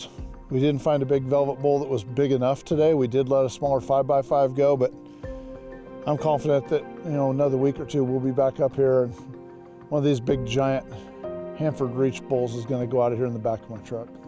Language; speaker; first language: English; native; English